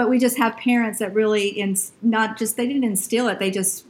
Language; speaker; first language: English; native; English